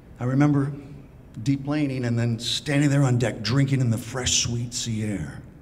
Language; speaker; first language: English; native; English